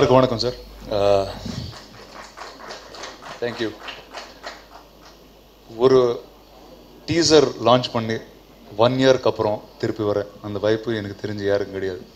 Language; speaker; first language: Tamil; non-native, local second language; Telugu